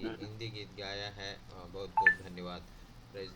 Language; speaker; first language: Hindi; non-native, local second language; Telugu